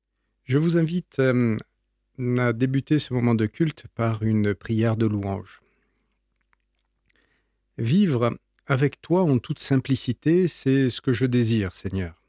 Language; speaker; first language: French; native; French